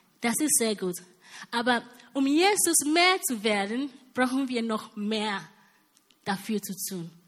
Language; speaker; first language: German; non-native, learner; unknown